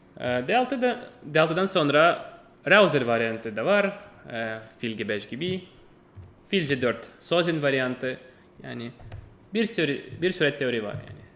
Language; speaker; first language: Turkish; non-native, fluent; Russian